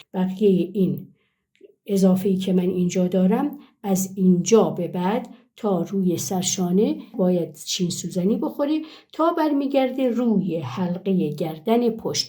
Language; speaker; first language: Persian; native; Persian